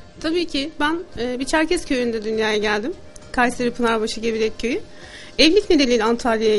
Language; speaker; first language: Turkish; non-native, local second language; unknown